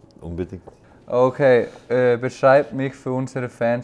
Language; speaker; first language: German; non-native, fluent; Icelandic